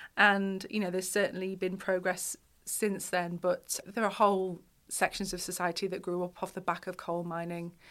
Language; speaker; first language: English; native; English